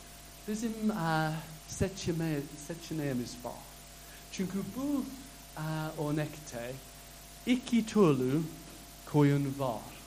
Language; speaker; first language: Turkish; non-native, fluent; English